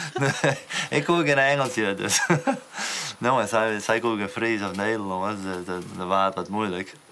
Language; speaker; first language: Dutch; non-native, local second language; Western Frisian